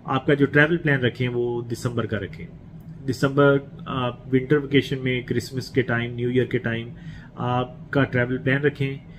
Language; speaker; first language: Urdu; native; Urdu